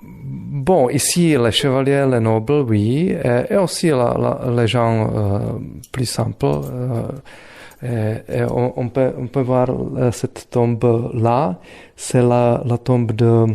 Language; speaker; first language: French; non-native, fluent; Czech